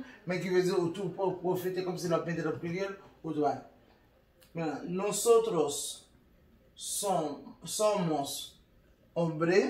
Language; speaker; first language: Spanish; non-native, learner; Haitian Creole